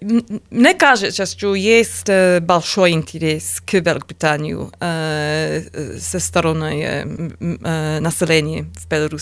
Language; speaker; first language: Russian; non-native, learner; English